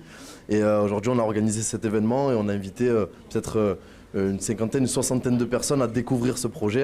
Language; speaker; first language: French; native; French